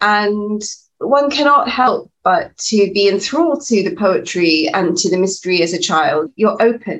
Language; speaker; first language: English; native; English